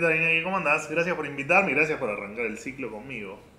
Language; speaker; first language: Spanish; native; Spanish